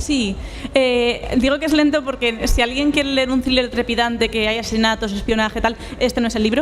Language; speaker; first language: Spanish; native; Spanish